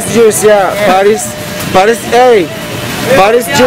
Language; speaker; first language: English; non-native, learner; Indonesian